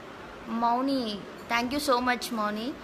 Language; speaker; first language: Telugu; non-native, learner; Malayalam